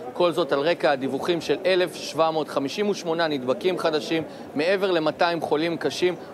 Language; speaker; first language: Hebrew; native; Hebrew